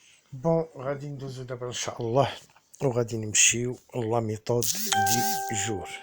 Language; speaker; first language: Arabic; native; Arabic